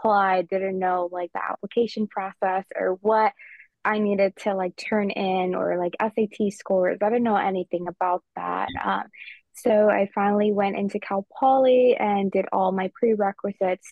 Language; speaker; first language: English; early bilingual, other home language; Spanish